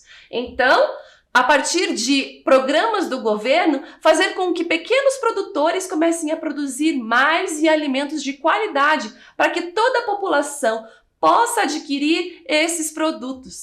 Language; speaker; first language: Portuguese; native; Portuguese